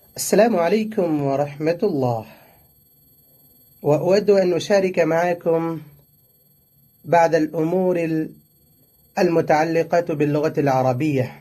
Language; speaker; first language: Arabic; non-native, learner; Tamil